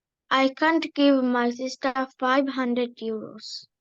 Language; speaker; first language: English; non-native, learner; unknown